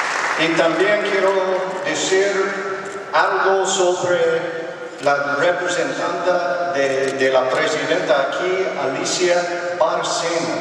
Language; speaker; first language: Spanish; non-native, learner; English